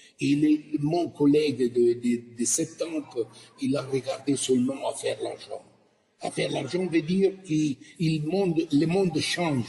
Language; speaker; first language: French; non-native, learner; Italian